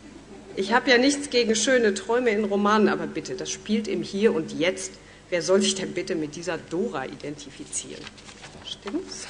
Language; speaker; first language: German; native; German